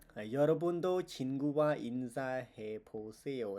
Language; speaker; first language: Korean; non-native, fluent; Khmer